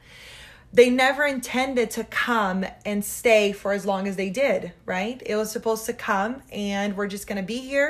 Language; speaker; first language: English; early bilingual, other home language; Portuguese